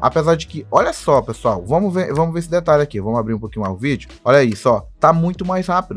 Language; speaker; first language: Portuguese; native; Portuguese